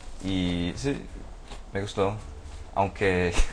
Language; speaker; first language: Spanish; non-native, fluent; English